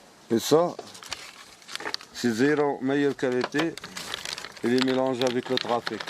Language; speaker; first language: French; non-native, learner; Arabic